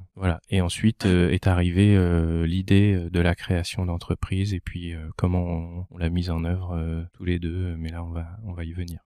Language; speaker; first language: French; native; French